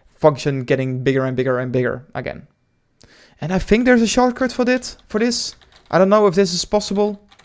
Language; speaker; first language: English; non-native, fluent; Dutch